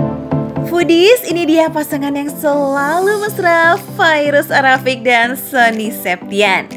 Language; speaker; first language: Indonesian; native; Indonesian